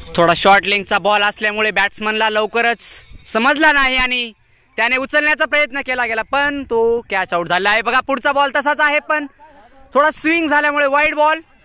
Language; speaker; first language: Marathi; non-native, local second language; Lambadi